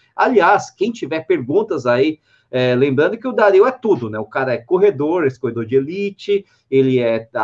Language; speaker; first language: Portuguese; native; Portuguese